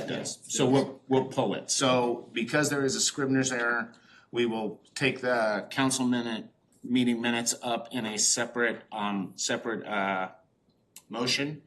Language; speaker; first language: English; native; English